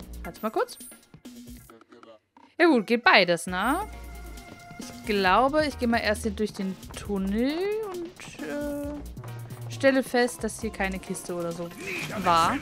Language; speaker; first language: German; native; German